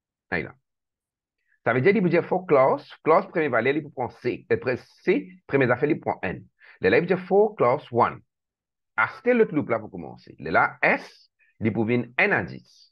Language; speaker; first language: French; non-native, local second language; Morisyen